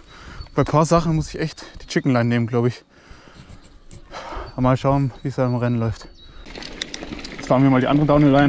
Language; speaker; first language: German; native; German